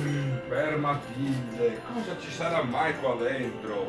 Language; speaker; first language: Italian; native; Italian